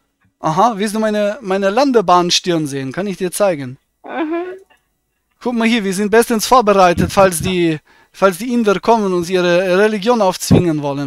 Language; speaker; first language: German; native; German